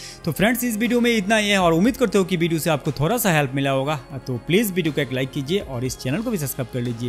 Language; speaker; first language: Hindi; non-native, local second language; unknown